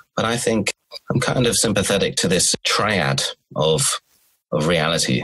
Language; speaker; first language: English; native; English